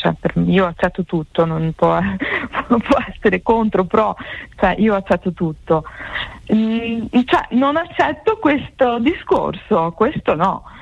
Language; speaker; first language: Italian; non-native, fluent; Ukrainian